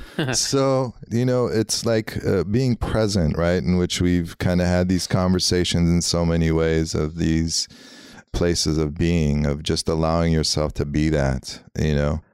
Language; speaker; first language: English; early bilingual, other home language; Armenian